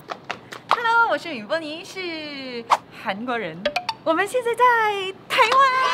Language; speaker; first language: Chinese; non-native, fluent; Korean